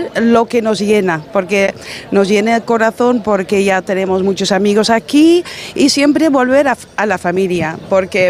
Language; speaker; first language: Spanish; non-native, fluent; Dutch